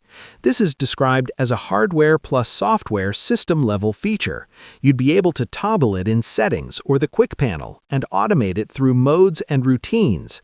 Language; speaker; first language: English; native; English